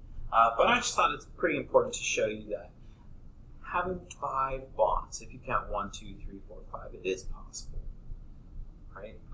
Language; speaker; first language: English; native; English